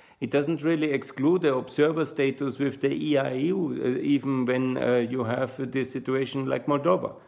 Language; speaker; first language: English; non-native, fluent; German